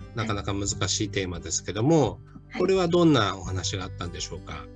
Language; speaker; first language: Japanese; native; Japanese